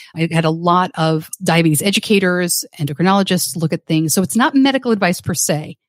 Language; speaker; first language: English; native; English